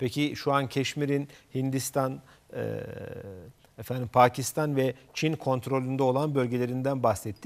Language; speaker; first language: Turkish; native; Turkish